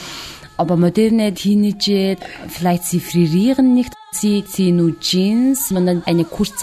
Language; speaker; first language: German; non-native, fluent; Mongolian